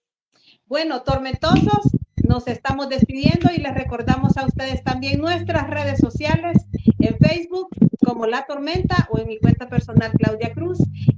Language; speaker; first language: Spanish; native; Spanish